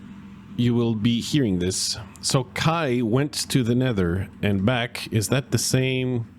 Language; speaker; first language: English; native; English